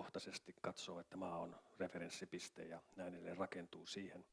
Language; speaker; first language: Finnish; native; Finnish